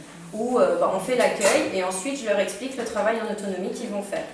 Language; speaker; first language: French; native; French